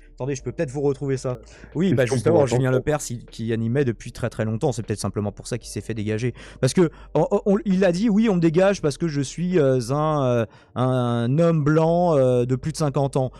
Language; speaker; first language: French; native; French